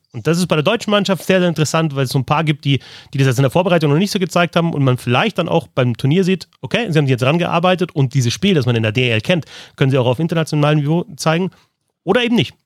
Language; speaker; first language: German; native; German